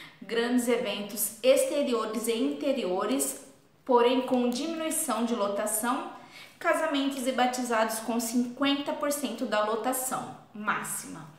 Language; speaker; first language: Portuguese; native; Portuguese